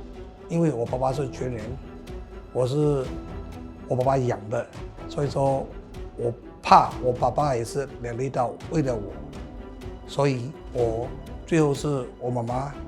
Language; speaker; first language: Chinese; non-native, fluent; Burmese